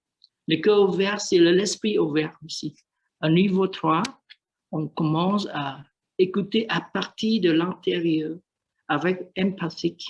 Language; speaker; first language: French; non-native, learner; Vietnamese